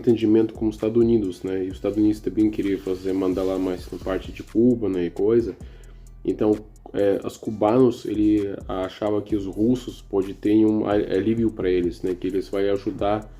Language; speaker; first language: Portuguese; non-native, learner; Russian